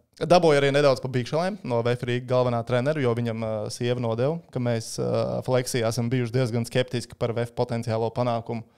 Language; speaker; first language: Latvian; native; Latvian